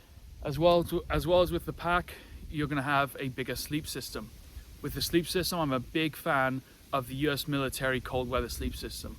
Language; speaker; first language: English; native; English